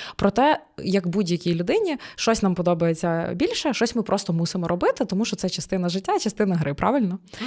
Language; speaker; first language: Ukrainian; native; Ukrainian